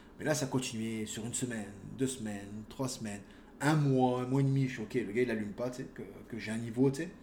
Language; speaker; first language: French; native; French